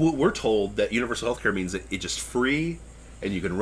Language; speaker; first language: English; native; English